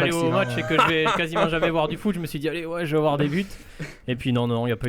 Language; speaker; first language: French; native; French